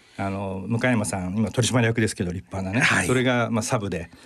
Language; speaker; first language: Japanese; native; Japanese